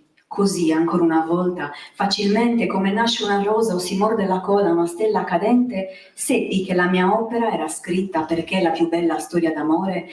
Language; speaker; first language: Italian; native; Italian